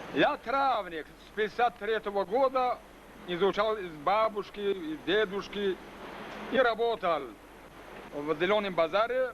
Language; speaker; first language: Russian; non-native, learner; Tajik